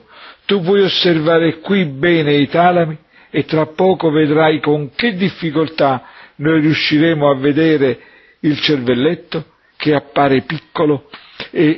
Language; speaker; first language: Italian; native; Italian